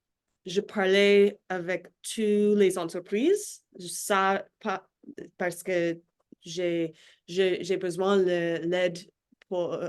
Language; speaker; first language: French; non-native, learner; English